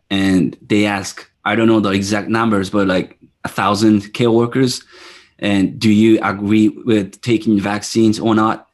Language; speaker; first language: English; non-native, fluent; Japanese